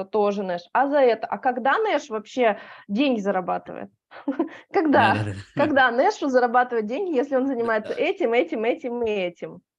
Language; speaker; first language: Russian; native; Russian